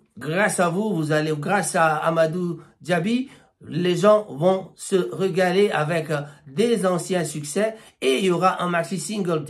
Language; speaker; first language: French; non-native, local second language; Lingala